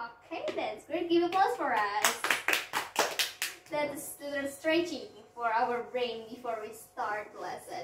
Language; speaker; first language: English; non-native, fluent; Indonesian